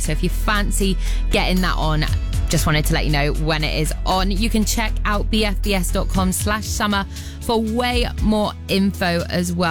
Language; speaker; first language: English; native; English